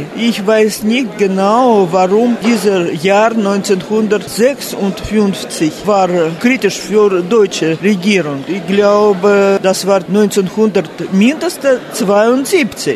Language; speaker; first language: German; non-native, fluent; Russian